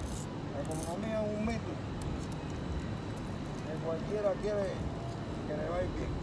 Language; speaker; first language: Spanish; native; Spanish